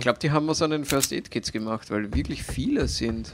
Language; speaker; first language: German; native; German